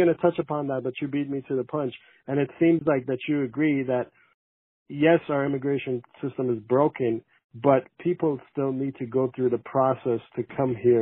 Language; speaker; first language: English; early bilingual, other home language; Persian